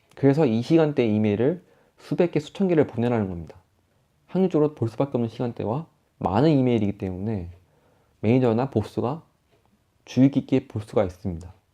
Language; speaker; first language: Korean; native; Korean